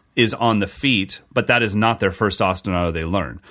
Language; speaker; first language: English; native; English